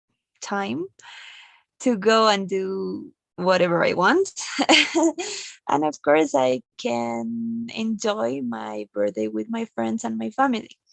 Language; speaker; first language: English; non-native, learner; Spanish